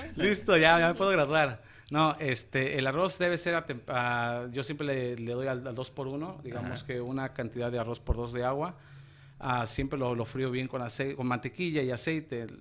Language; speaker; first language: Spanish; native; Spanish